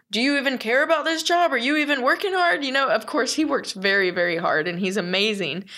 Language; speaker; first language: English; native; English